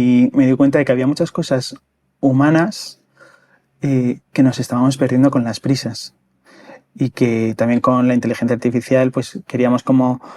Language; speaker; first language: Spanish; native; Spanish